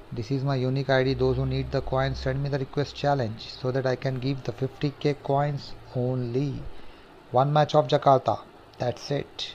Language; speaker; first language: Hindi; non-native, local second language; Urdu